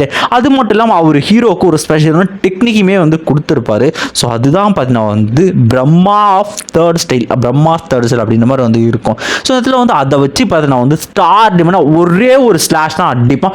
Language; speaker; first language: Tamil; native; Tamil